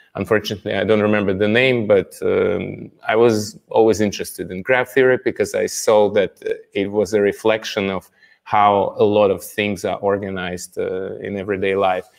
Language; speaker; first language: English; non-native, fluent; Russian